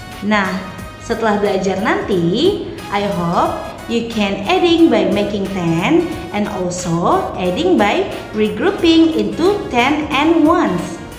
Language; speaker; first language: English; non-native, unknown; Indonesian